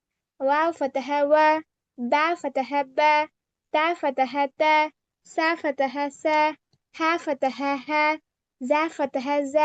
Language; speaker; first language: Arabic; non-native, learner; Tamil